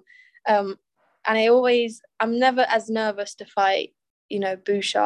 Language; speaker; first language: English; native; English